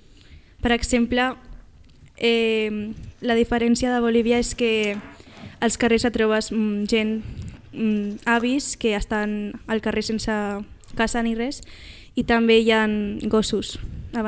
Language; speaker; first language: Catalan; non-native, local second language; Spanish